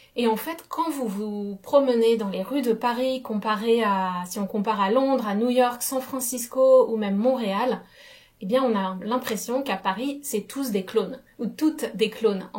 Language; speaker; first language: French; native; French